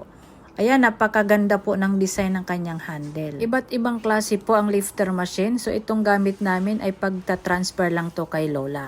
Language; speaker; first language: Filipino; native; Filipino